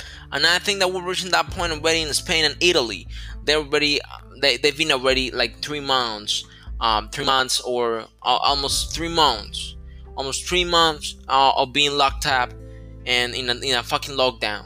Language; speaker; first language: English; non-native, fluent; Spanish